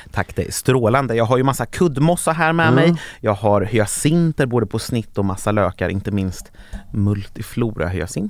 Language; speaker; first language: Swedish; native; Swedish